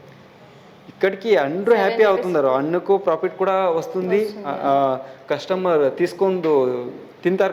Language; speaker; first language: Telugu; non-native, local second language; Hindi